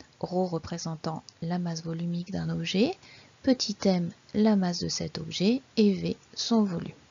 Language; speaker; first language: French; native; French